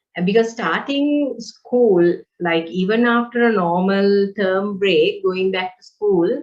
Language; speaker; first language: English; non-native, local second language; Sinhala